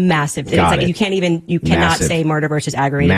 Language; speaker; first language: English; native; English